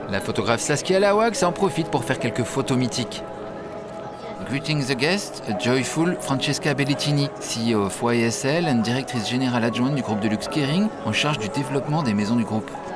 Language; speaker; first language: French; native; French